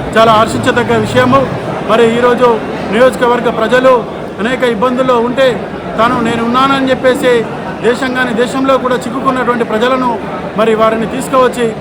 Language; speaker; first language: Telugu; native; Telugu